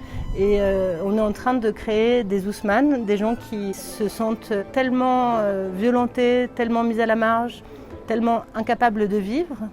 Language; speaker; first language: French; native; French